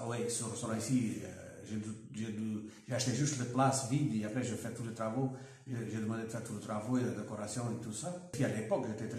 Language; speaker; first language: French; non-native, fluent; Portuguese